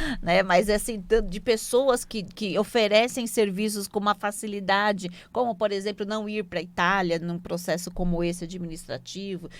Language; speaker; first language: Portuguese; native; Portuguese